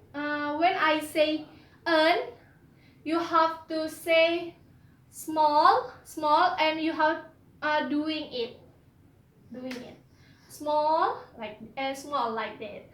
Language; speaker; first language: English; non-native, learner; Indonesian